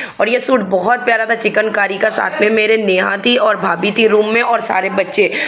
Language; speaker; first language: Hindi; native; Hindi